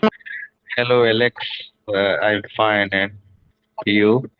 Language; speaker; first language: English; non-native, learner; Bangla